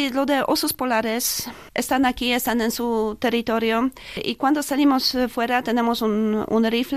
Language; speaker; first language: Spanish; non-native, fluent; Polish